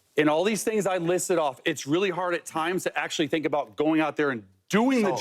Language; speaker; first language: English; native; English